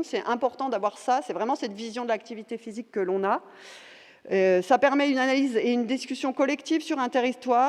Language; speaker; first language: French; native; French